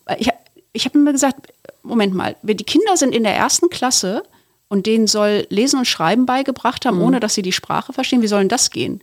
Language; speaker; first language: German; early bilingual, other home language; Turkish